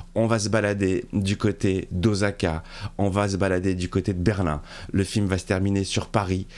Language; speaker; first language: French; native; French